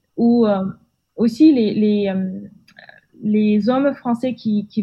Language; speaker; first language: French; non-native, fluent; Russian